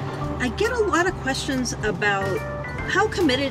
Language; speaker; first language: English; native; English